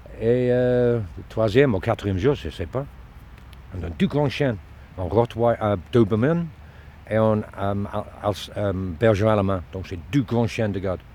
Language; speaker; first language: French; non-native, learner; Dutch